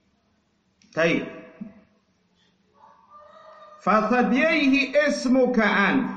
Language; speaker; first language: Arabic; non-native, fluent; Indonesian